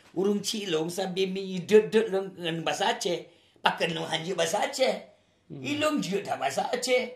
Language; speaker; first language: Indonesian; non-native, local second language; Achinese